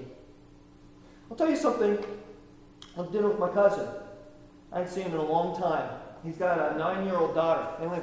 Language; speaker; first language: English; native; English